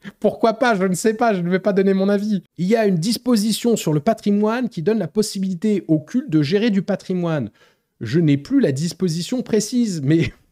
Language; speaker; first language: French; native; French